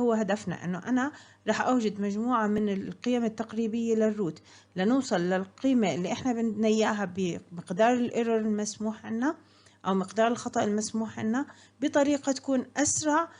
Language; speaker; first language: Arabic; native; Arabic